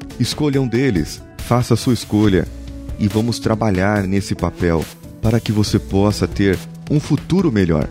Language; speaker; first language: Portuguese; native; Portuguese